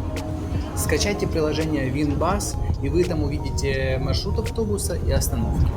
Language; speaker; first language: Russian; native; Russian